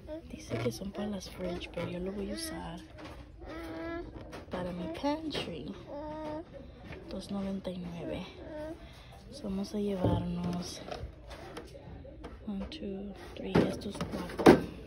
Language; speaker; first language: Spanish; early bilingual, heritage; Spanish